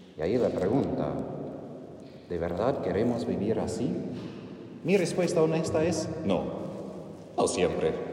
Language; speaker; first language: Spanish; non-native, fluent; English